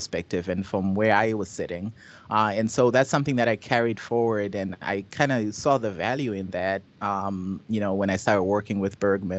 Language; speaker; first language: English; non-native, local second language; Shona